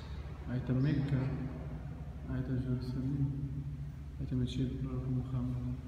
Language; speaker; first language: Russian; non-native, learner; Arabic